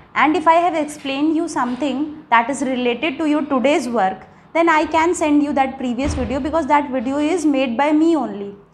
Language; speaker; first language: English; non-native, local second language; Hindi